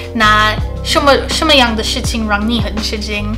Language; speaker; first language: Chinese; non-native, learner; English